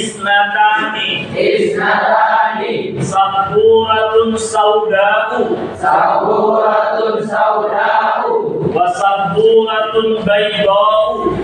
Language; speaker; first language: Arabic; non-native, fluent; Indonesian